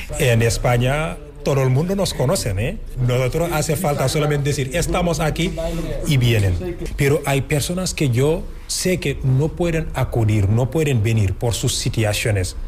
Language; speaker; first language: Spanish; non-native, fluent; Wolof